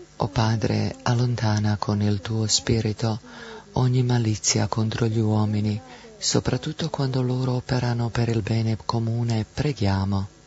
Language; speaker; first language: Italian; non-native, fluent; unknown